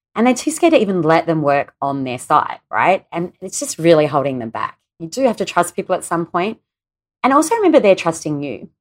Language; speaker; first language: English; native; English